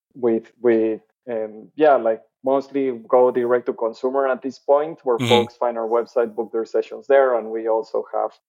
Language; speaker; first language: English; non-native, fluent; Spanish